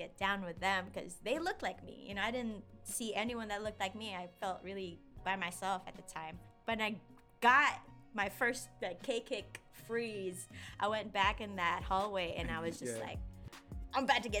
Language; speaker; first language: English; non-native, local second language; Filipino